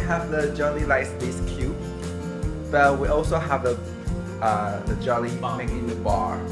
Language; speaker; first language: English; non-native, learner; Chinese